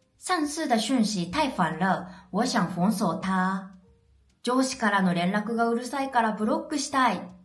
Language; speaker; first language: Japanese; native; Japanese